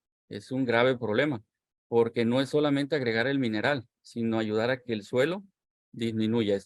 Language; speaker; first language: Spanish; native; Spanish